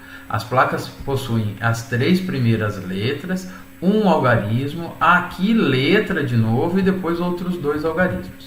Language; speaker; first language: Portuguese; native; Portuguese